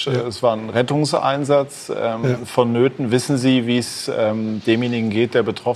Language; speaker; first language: German; native; German